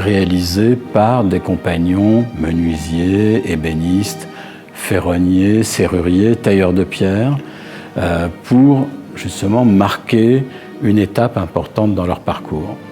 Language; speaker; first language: French; native; French